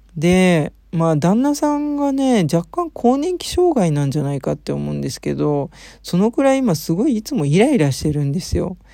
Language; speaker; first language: Japanese; early bilingual, heritage; Japanese